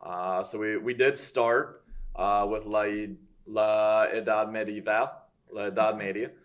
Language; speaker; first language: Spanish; non-native, fluent; English